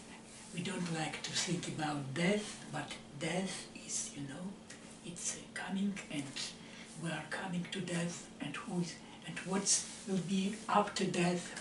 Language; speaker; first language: English; non-native, learner; Russian